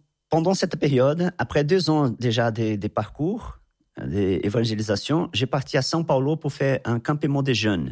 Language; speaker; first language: French; non-native, fluent; Portuguese